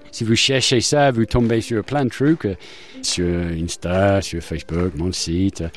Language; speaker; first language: French; non-native, fluent; English